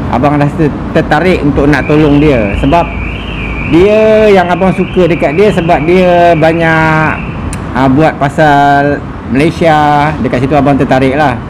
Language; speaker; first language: Malay; native; Malay